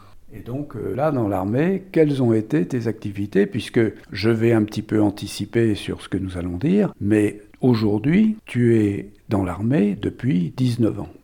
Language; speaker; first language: French; native; French